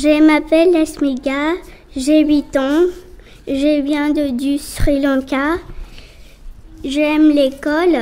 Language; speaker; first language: French; early bilingual, other home language; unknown